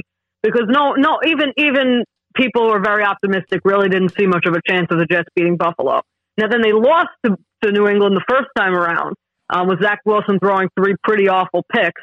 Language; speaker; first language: English; native; English